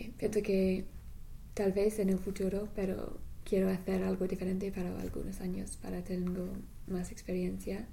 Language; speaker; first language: Spanish; non-native, learner; English